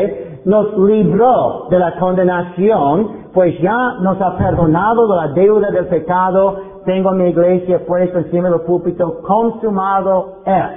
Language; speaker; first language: Spanish; non-native, fluent; English